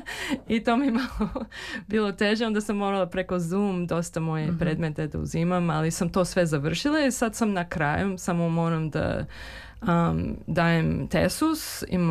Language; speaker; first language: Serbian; early bilingual, heritage; Serbian